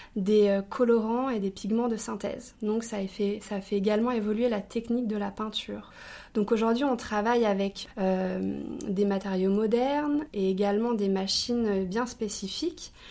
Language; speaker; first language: French; native; French